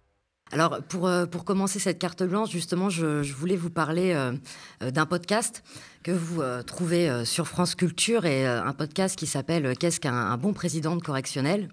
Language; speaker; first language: French; native; French